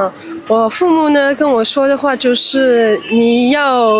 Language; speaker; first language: Chinese; early bilingual, heritage; Chinese